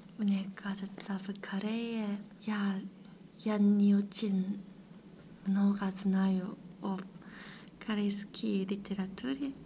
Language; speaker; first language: Russian; non-native, learner; Korean